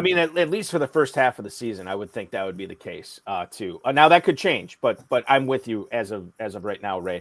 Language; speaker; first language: English; native; English